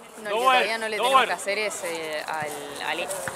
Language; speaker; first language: Spanish; native; Spanish